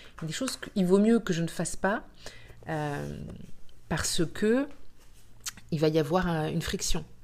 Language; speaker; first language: French; native; French